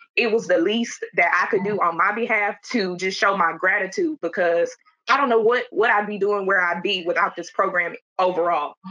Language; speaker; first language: English; native; English